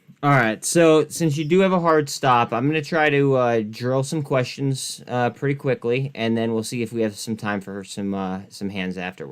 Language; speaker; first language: English; native; English